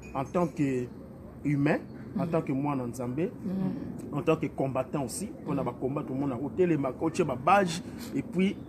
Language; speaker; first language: French; non-native, local second language; Lingala